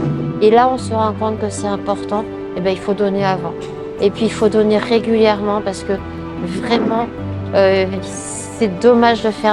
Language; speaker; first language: French; native; French